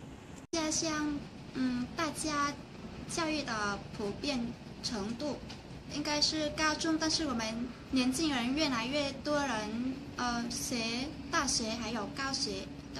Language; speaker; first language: Chinese; non-native, learner; Vietnamese